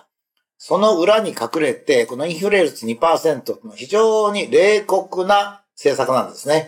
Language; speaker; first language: Japanese; native; Japanese